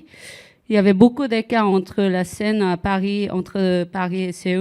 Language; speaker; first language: French; non-native, fluent; Korean